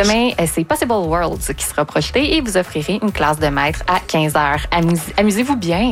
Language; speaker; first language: French; native; French